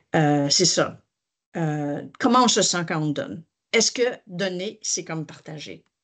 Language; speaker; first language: French; native; French